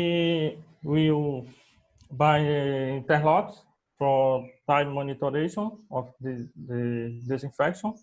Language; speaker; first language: English; non-native, learner; Portuguese